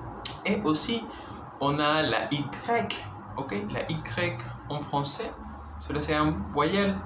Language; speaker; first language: French; non-native, learner; Spanish